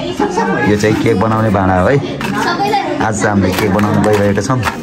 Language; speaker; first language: Japanese; non-native, learner; Nepali